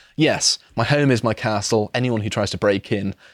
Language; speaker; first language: English; native; English